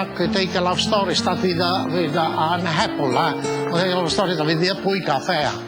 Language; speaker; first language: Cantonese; non-native, fluent; Italian